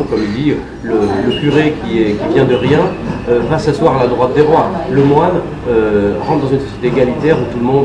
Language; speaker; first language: French; native; French